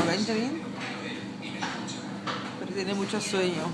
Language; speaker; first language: Spanish; non-native, fluent; Papiamento